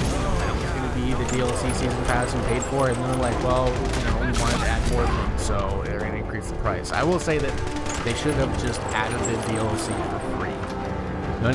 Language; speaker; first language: English; native; English